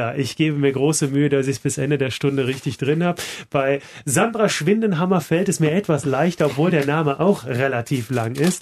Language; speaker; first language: German; native; German